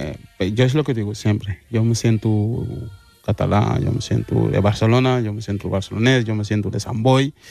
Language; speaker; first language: Catalan; early bilingual, other home language; Wolof